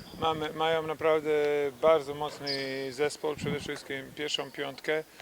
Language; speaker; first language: Polish; non-native, fluent; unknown